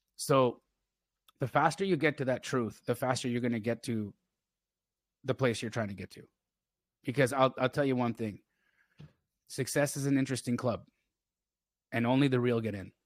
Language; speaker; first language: English; native; English